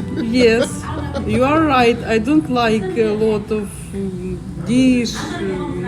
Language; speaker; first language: English; non-native, learner; Ukrainian